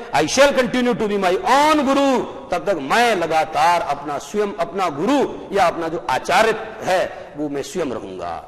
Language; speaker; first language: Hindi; native; Hindi